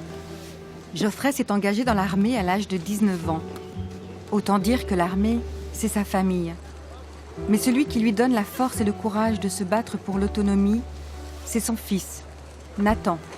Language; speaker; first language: French; native; French